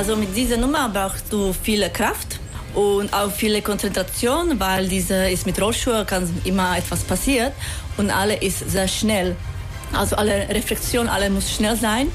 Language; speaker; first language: German; non-native, learner; Italian